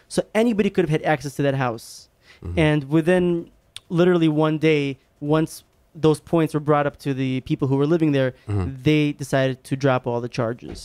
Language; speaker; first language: English; native; English